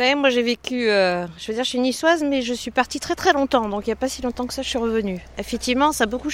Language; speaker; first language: French; native; French